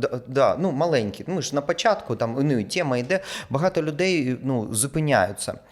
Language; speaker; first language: Ukrainian; non-native, local second language; Russian